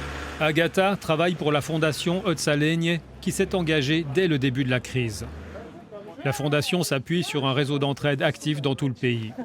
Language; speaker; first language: French; native; French